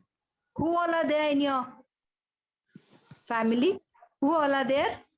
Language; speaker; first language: English; non-native, local second language; Odia